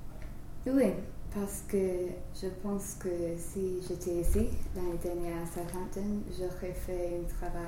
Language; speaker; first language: French; non-native, learner; English